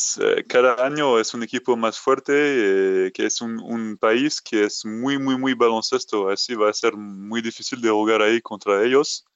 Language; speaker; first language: Spanish; non-native, fluent; French